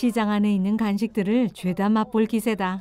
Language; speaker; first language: Korean; native; Korean